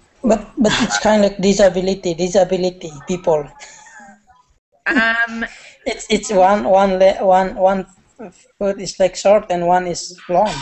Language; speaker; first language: English; non-native, learner; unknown